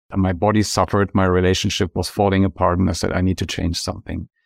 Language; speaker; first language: English; non-native, fluent; German